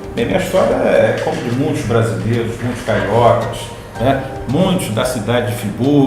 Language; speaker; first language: Portuguese; native; Portuguese